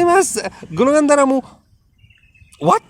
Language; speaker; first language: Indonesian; non-native, learner; Arabic